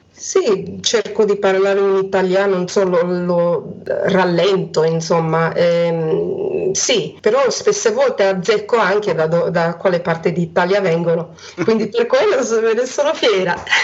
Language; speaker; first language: Italian; non-native, fluent; Hungarian